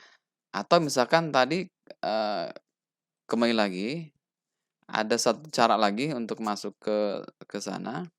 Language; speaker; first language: Indonesian; native; Indonesian